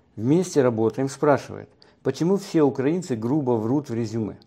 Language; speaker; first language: Russian; native; Russian